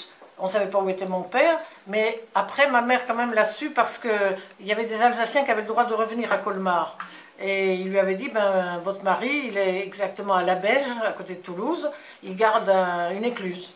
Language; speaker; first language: French; native; French